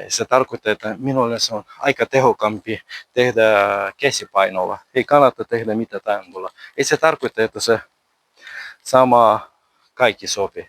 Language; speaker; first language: Finnish; non-native, learner; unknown